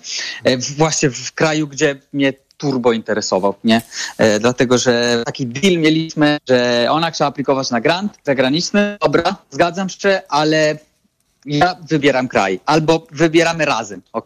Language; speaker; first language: Polish; non-native, fluent; Italian